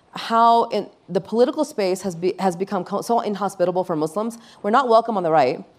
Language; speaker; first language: English; early bilingual, other home language; Urdu